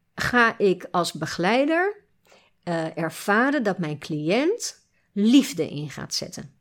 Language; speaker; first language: Dutch; native; Dutch